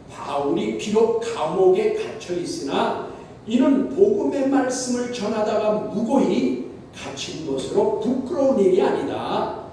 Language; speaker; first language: Korean; native; Korean